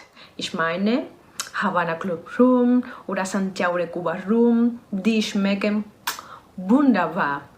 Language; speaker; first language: German; non-native, fluent; Spanish